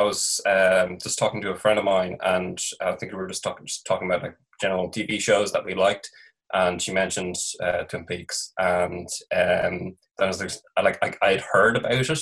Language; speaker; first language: English; native; English